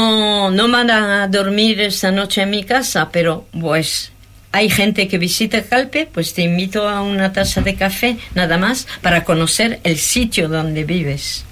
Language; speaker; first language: Spanish; non-native, fluent; French